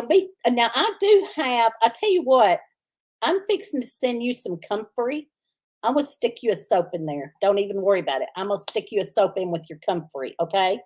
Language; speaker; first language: English; native; English